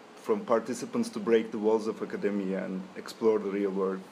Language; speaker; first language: English; non-native, fluent; Turkish